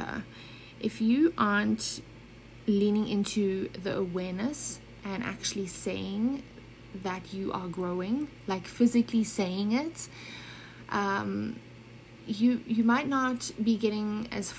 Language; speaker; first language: English; native; English